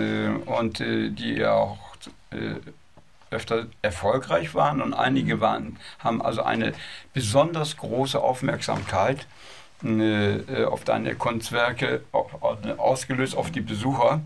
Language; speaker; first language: German; native; German